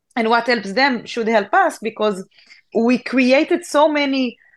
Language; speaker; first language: English; non-native, fluent; Hebrew